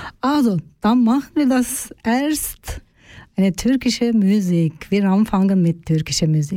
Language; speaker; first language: German; non-native, learner; Turkish